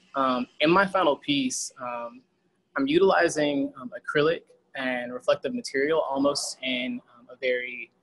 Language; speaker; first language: English; native; English